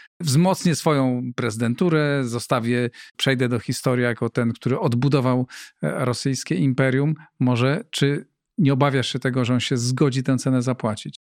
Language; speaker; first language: Polish; native; Polish